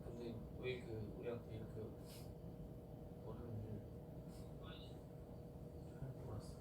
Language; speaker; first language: Korean; non-native, fluent; Chinese